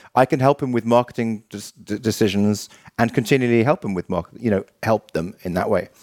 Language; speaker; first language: English; native; English